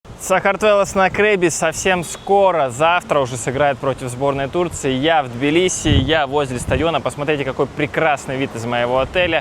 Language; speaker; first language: Russian; native; Russian